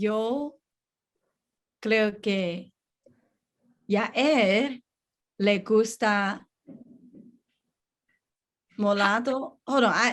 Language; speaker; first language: Spanish; non-native, learner; English